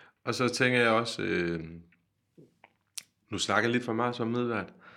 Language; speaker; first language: Danish; non-native, fluent; Turkish